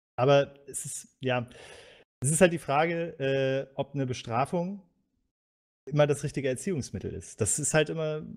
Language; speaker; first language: German; native; German